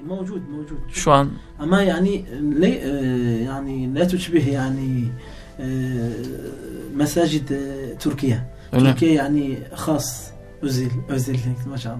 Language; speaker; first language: Turkish; non-native, learner; Arabic